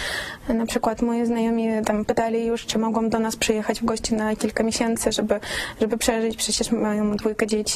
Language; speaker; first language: Polish; non-native, fluent; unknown